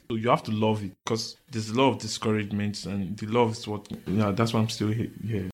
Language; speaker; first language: English; non-native, local second language; Bini